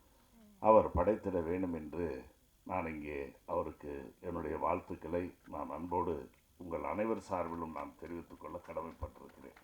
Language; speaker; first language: Tamil; native; Tamil